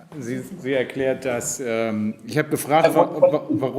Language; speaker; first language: German; native; German